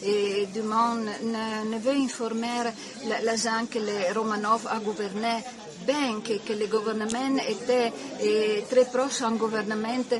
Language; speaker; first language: French; non-native, learner; Italian